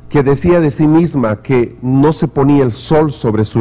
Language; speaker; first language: Spanish; native; Spanish